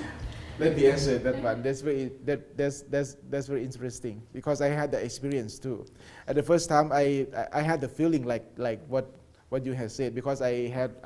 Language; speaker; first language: English; non-native, learner; Thai